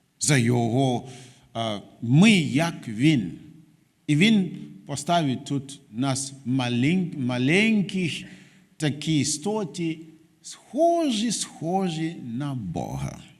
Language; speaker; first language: Ukrainian; non-native, fluent; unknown